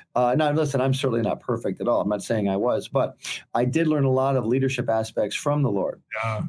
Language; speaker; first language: English; native; English